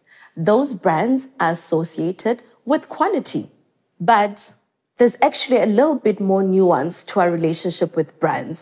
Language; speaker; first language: English; non-native, local second language; Xhosa